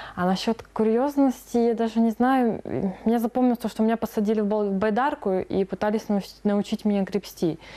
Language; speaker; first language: Russian; native; Russian